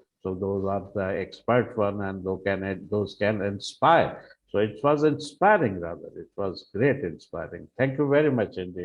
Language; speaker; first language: English; non-native, local second language; Urdu